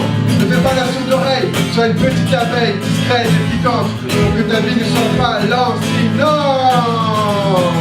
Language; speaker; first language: French; native; French